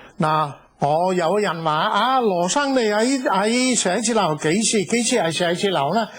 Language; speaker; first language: Cantonese; non-native, fluent; Italian